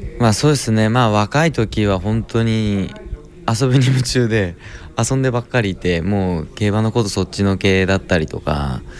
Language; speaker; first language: Japanese; native; Japanese